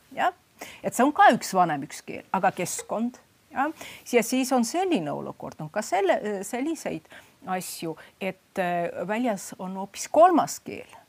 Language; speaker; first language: Estonian; non-native, fluent; Russian